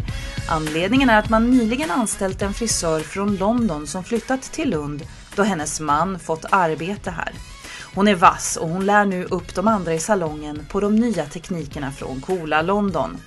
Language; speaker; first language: Swedish; native; Swedish